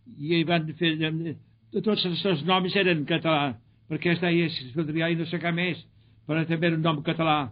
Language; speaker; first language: Catalan; native; Catalan